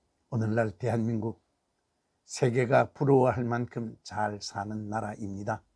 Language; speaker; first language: Korean; native; Korean